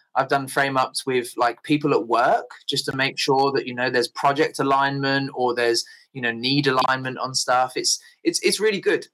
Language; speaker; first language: English; native; English